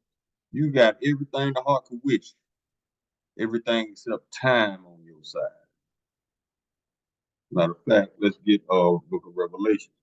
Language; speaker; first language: English; native; English